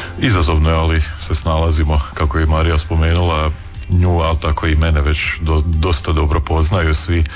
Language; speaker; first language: Croatian; native; Croatian